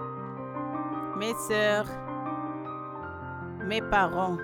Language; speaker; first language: French; non-native, learner; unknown